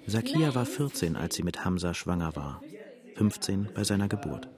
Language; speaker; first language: German; native; German